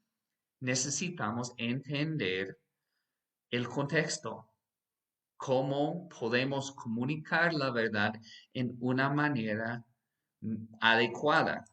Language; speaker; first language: Spanish; non-native, fluent; English